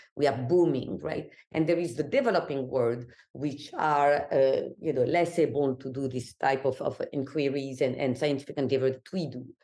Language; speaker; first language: English; non-native, fluent; Arabic